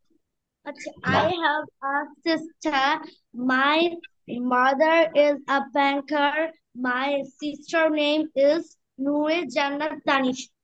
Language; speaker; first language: English; non-native, learner; Bangla